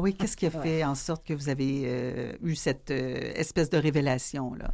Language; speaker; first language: French; native; French